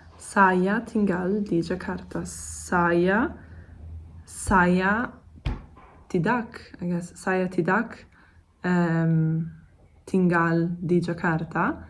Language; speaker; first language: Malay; non-native, learner; Italian